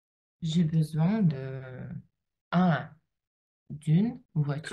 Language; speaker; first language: French; non-native, learner; Russian